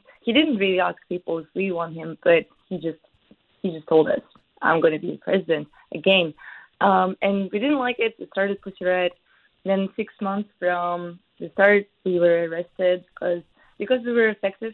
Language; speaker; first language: English; non-native, fluent; Russian